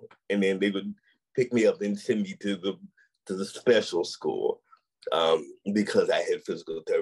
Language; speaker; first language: English; native; English